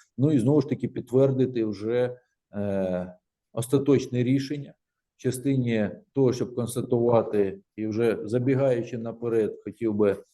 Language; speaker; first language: Ukrainian; native; Ukrainian